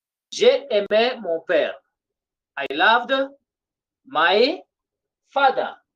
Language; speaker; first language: French; non-native, fluent; Swahili